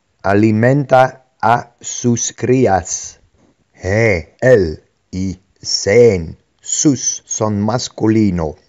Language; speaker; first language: Spanish; non-native, fluent; Dutch